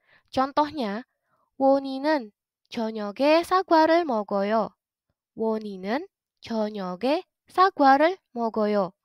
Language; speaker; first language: Korean; non-native, fluent; Indonesian